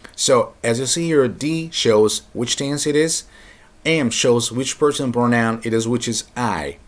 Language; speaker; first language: English; non-native, fluent; Turkish